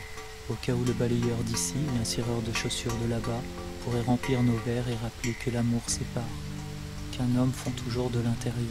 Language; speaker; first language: French; native; French